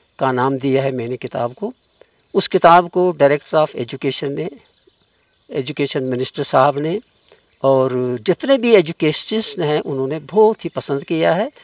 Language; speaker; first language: Hindi; non-native, local second language; Kashmiri